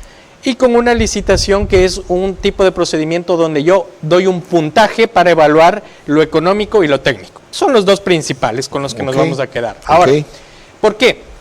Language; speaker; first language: Spanish; native; Spanish